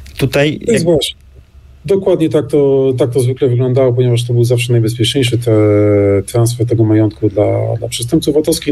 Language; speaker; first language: Polish; native; Polish